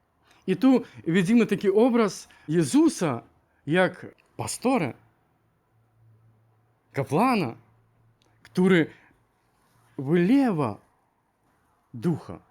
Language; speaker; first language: Ukrainian; non-native, learner; Russian